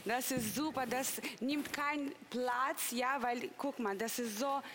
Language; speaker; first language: German; non-native, learner; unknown